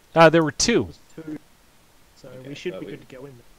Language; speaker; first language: English; native; English